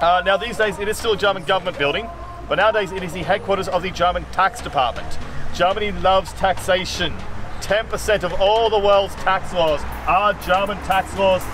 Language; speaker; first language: English; native; English